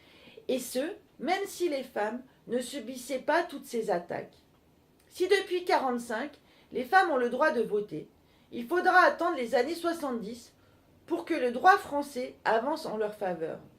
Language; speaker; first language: French; native; French